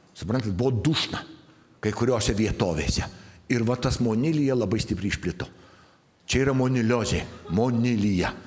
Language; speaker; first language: Lithuanian; native; Lithuanian